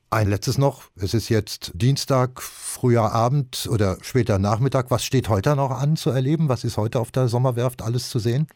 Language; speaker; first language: German; native; German